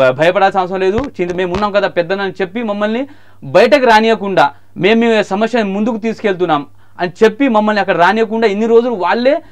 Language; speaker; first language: Telugu; non-native, local second language; Marathi